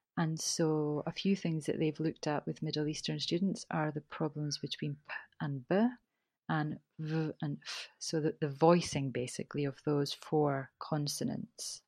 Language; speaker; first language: English; native; English